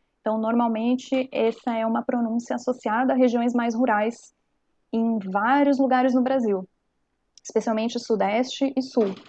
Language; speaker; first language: Portuguese; native; Portuguese